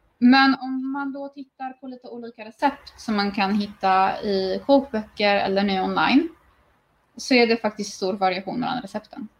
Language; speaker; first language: Swedish; native; Swedish